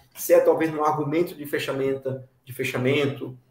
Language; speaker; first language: Portuguese; native; Portuguese